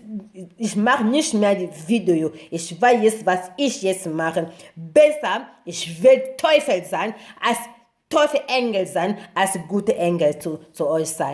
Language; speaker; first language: German; non-native, learner; Lingala